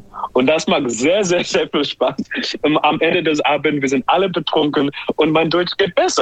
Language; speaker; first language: German; non-native, learner; English